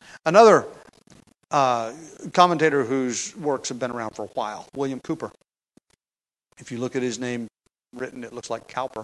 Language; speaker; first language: English; native; English